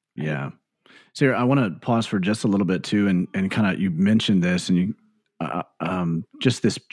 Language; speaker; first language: English; native; English